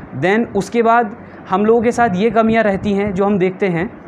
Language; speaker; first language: Hindi; native; Hindi